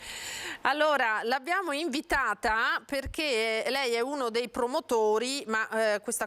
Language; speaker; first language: Italian; native; Italian